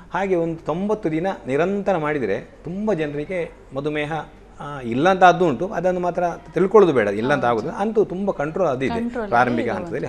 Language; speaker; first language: Kannada; non-native, local second language; Tulu